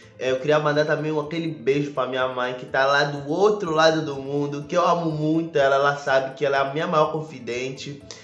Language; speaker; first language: Portuguese; native; Portuguese